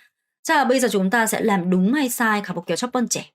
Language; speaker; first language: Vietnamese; non-native, fluent; Korean